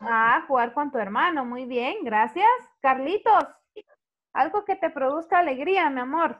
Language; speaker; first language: Spanish; native; Spanish